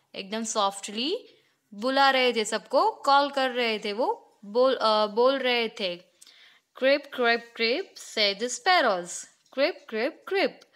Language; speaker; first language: Hindi; non-native, local second language; Gujarati